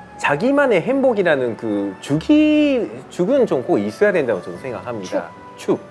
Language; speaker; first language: Korean; non-native, fluent; Japanese